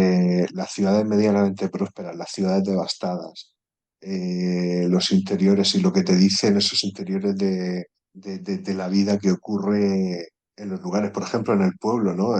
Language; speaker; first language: Spanish; native; Spanish